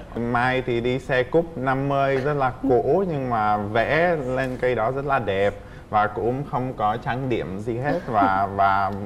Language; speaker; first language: Vietnamese; non-native, fluent; Czech